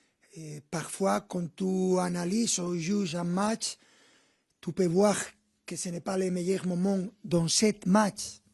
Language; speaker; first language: French; non-native, fluent; Spanish